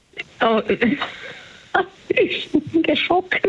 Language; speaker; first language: German; non-native, fluent; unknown